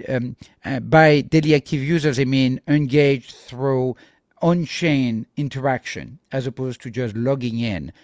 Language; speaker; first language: English; non-native, fluent; French